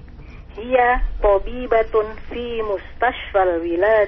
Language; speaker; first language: Arabic; non-native, learner; Indonesian